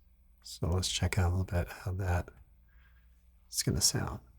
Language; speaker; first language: English; native; English